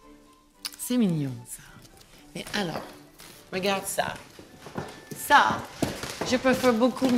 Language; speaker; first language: French; non-native, learner; English